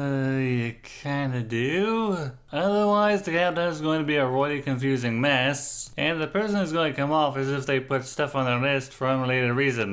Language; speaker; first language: English; native; English